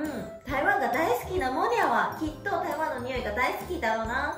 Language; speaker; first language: Japanese; non-native, local second language; Chinese